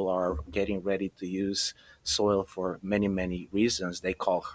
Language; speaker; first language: English; early bilingual, other home language; Romanian